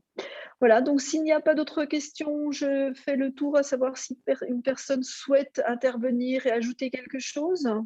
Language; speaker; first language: French; native; French